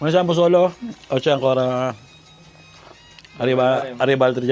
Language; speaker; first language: Italian; non-native, learner; Filipino